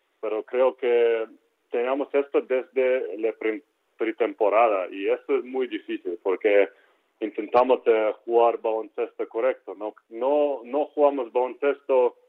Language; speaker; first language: Spanish; non-native, learner; Ukrainian